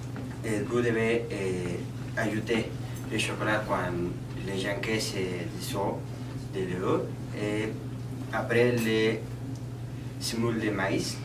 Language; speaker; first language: French; non-native, learner; Spanish